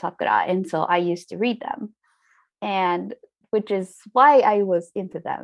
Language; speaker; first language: English; non-native, fluent; Japanese